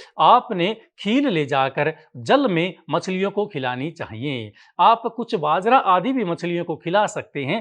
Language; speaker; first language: Hindi; native; Hindi